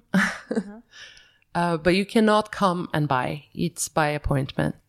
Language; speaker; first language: English; early bilingual, other home language; Portuguese